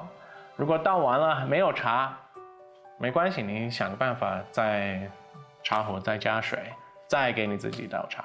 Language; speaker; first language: Chinese; non-native, fluent; English